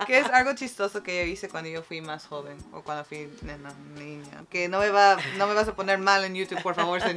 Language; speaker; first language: Spanish; early bilingual, heritage; Spanish